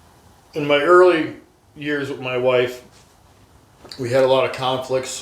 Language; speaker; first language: English; native; English